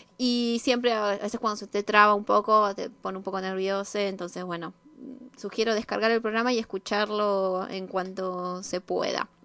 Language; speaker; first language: Spanish; native; Spanish